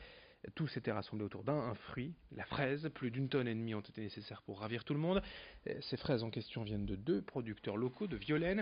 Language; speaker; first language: French; native; French